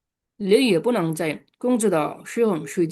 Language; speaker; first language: Chinese; non-native, fluent; Bangla